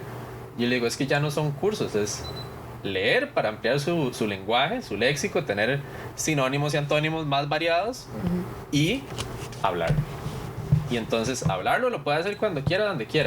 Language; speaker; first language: Spanish; native; Spanish